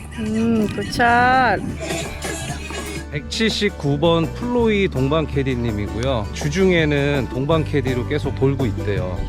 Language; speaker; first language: Korean; native; Korean